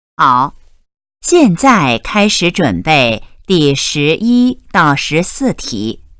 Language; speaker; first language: Chinese; native; Chinese